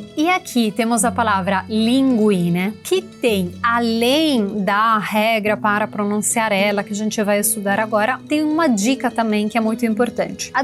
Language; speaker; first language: Portuguese; non-native, fluent; Italian